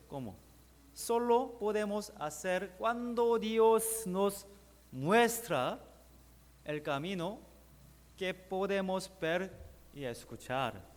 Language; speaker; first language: Spanish; non-native, learner; Korean